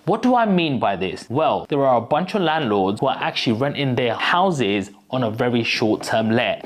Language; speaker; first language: English; native; English